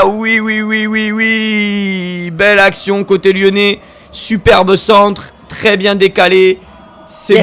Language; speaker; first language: French; native; French